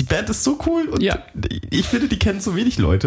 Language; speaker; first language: German; native; German